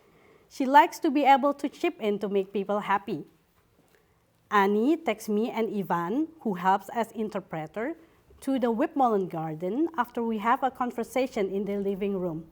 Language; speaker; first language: English; non-native, fluent; Indonesian